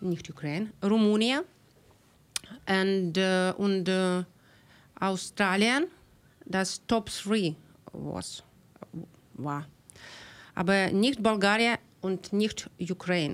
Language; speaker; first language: German; non-native, learner; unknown